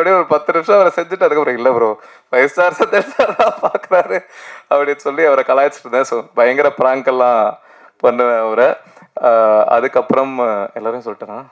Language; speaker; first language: Tamil; native; Tamil